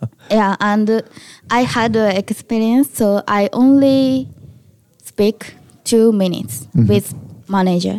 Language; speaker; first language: English; non-native, learner; Japanese